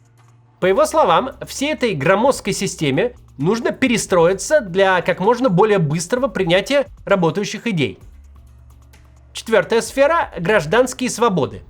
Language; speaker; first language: Russian; native; Russian